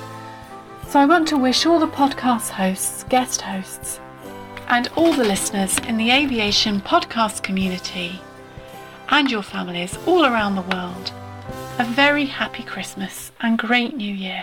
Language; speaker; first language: English; native; English